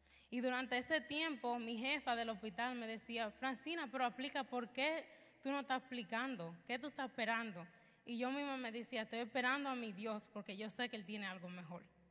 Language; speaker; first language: Spanish; early bilingual, heritage; Spanish